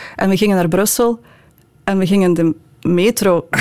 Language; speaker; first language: Dutch; non-native, fluent; Ukrainian